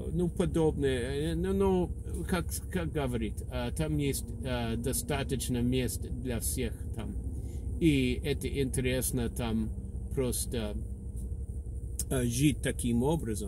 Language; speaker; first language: Russian; non-native, learner; English